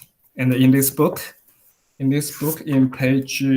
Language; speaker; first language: English; non-native, learner; Chinese